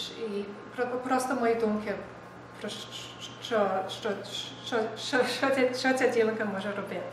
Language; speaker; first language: Ukrainian; early bilingual, heritage; Ukrainian